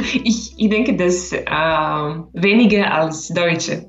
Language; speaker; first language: German; non-native, learner; Slovak